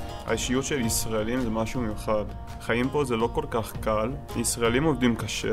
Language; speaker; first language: Hebrew; non-native, learner; English